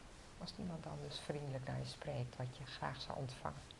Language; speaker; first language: Dutch; native; Dutch